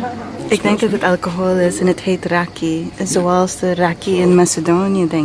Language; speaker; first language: Dutch; non-native, learner; English